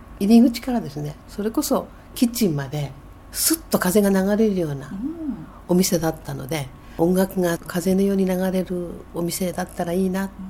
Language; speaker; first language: Japanese; native; Japanese